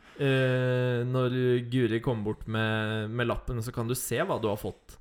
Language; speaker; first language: Norwegian; native; Norwegian